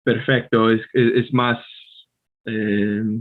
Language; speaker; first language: Spanish; non-native, fluent; English